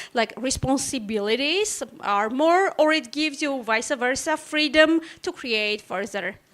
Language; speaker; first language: English; non-native, fluent; Armenian